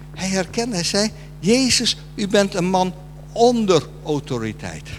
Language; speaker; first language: Dutch; non-native, fluent; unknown